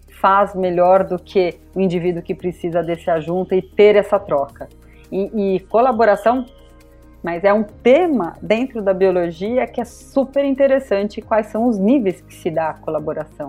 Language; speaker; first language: Portuguese; native; Portuguese